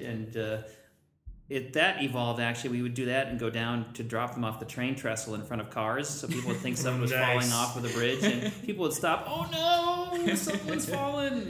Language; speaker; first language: English; native; English